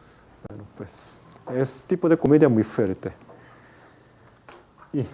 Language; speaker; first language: Spanish; non-native, fluent; Korean